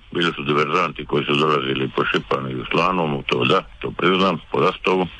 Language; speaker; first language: Croatian; native; Croatian